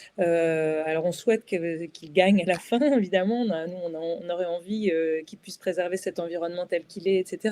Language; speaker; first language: French; native; French